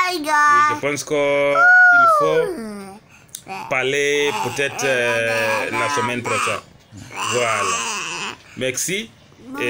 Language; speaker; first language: French; non-native, learner; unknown